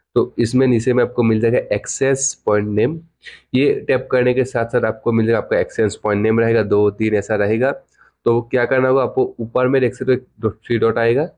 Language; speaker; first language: Hindi; non-native, local second language; Assamese